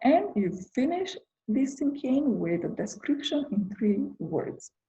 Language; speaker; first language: English; non-native, fluent; Macedonian